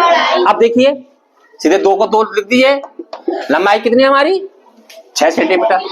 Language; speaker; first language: Hindi; native; Hindi